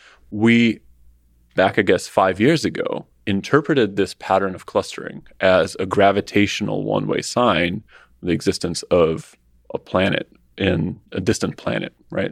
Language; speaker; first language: English; non-native, fluent; Russian